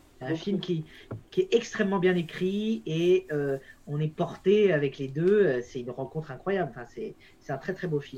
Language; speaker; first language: French; native; French